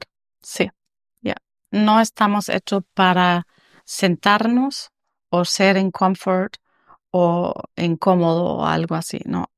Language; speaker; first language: Spanish; non-native, learner; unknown